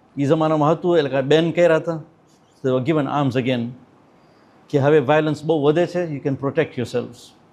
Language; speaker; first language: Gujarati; early bilingual, heritage; Gujarati